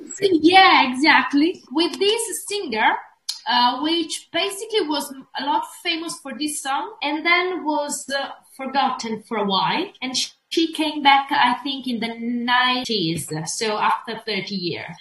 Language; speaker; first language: English; non-native, fluent; Italian